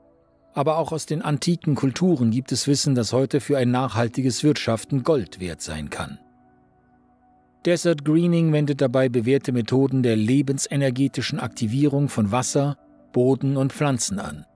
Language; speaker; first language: German; native; German